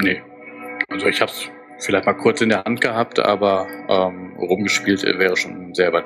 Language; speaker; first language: German; native; German